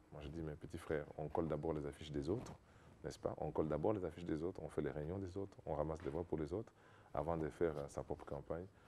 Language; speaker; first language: French; non-native, local second language; Lingala